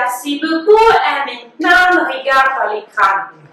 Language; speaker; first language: French; non-native, fluent; Russian